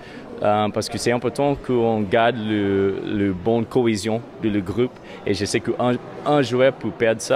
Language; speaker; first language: French; non-native, learner; English